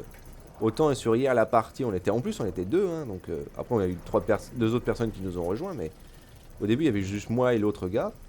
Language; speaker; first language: French; native; French